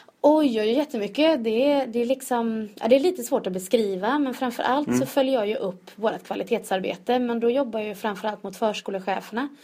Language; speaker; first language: Swedish; native; Swedish